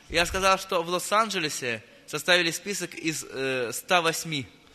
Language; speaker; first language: Russian; native; Russian